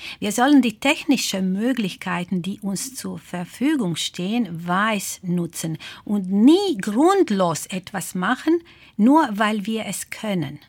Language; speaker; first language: German; non-native, fluent; Croatian